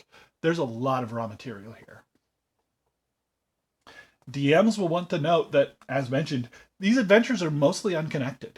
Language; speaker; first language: English; native; English